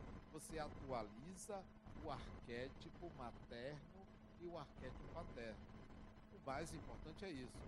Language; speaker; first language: Portuguese; native; Portuguese